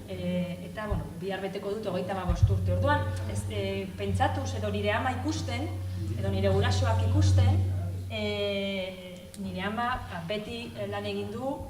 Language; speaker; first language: Basque; non-native, local second language; Spanish